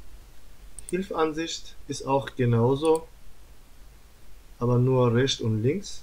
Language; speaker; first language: German; non-native, learner; Turkish